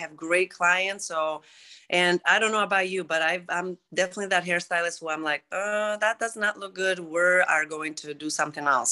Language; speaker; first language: English; non-native, fluent; Greek